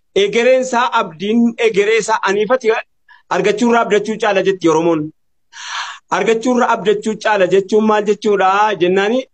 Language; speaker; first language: Oromo; native; Oromo